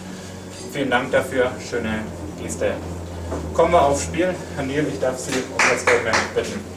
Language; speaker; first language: German; native; German